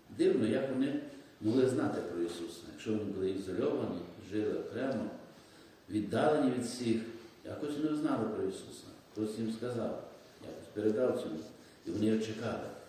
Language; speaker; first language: Ukrainian; native; Ukrainian